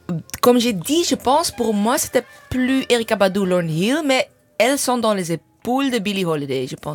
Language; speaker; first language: French; non-native, learner; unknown